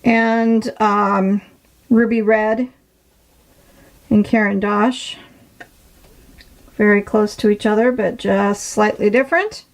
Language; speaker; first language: English; native; English